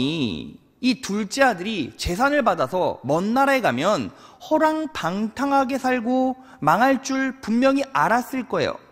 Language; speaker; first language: Korean; native; Korean